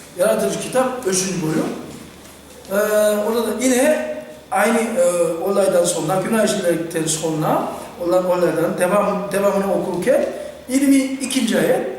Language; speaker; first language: Turkish; non-native, fluent; Korean